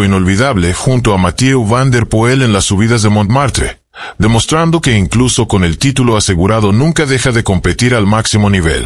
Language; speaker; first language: Spanish; native; Spanish